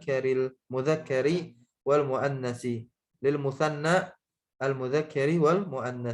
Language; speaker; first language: Arabic; non-native, fluent; Indonesian